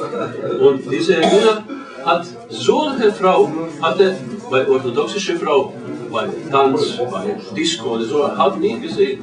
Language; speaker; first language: German; non-native, learner; Croatian